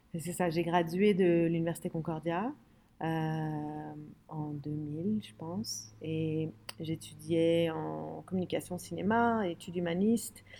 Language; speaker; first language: French; early bilingual, other home language; Arabic